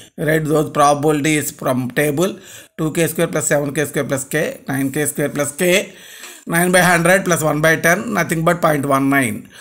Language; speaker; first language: English; non-native, local second language; Telugu